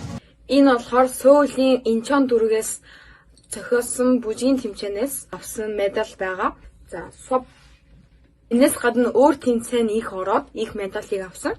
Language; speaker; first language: Mongolian; early bilingual, heritage; Mongolian